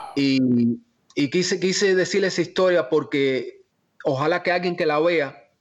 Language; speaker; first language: Spanish; early bilingual, heritage; Spanish